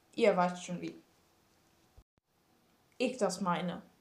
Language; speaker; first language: German; non-native, learner; Czech